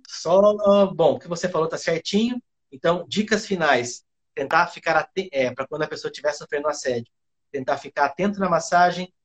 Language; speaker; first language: Portuguese; early bilingual, other home language; Japanese